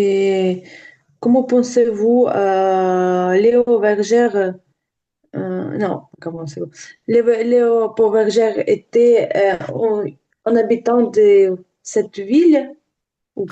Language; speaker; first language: French; non-native, learner; Ukrainian